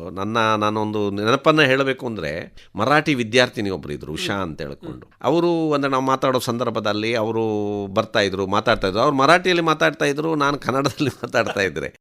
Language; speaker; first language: Kannada; non-native, local second language; Tulu